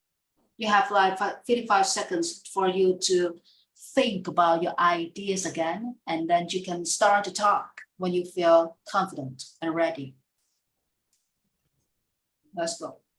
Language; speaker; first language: English; non-native, fluent; Vietnamese